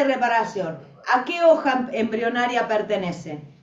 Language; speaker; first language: Spanish; native; Spanish